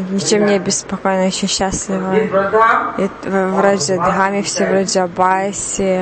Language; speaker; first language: Russian; non-native, learner; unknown